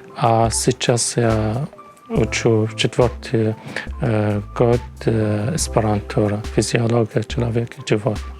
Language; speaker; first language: Russian; non-native, learner; Arabic